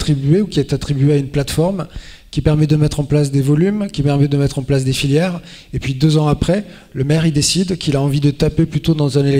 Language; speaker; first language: French; native; French